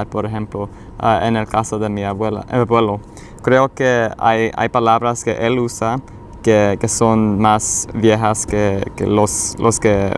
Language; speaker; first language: Spanish; early bilingual, heritage; English